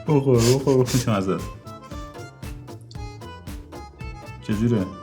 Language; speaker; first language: Persian; native; Persian